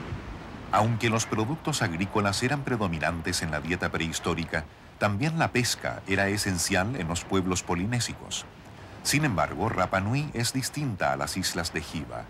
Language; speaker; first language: Spanish; native; Spanish